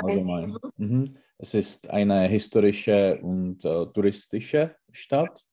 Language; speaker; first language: German; non-native, learner; Czech